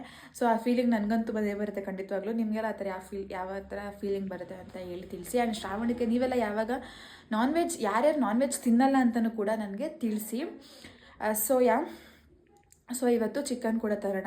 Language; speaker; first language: Kannada; native; Kannada